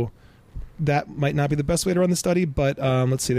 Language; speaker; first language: English; native; English